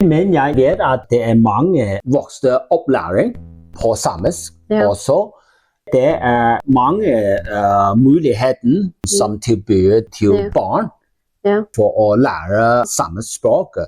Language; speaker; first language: Norwegian; non-native, learner; Welsh